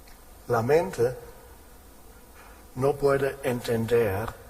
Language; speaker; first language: Spanish; non-native, fluent; German